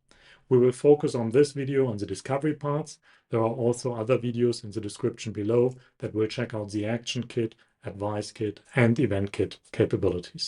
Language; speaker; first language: English; non-native, fluent; German